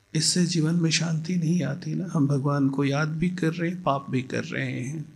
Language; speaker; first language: Hindi; native; Hindi